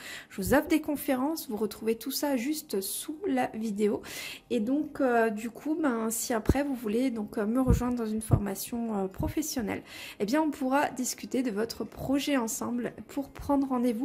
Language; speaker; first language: French; native; French